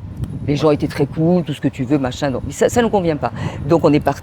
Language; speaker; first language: French; native; French